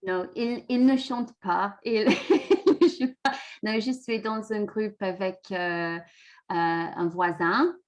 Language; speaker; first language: French; non-native, learner; English